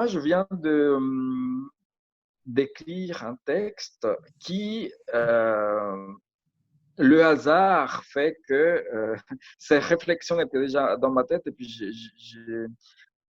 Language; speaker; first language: French; non-native, fluent; Spanish